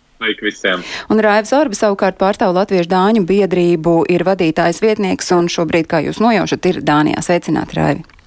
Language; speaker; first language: Latvian; native; Latvian